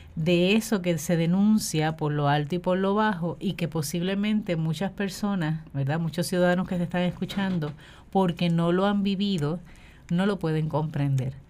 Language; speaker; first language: Spanish; native; Spanish